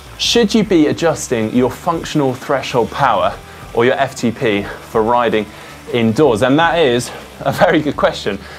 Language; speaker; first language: English; native; English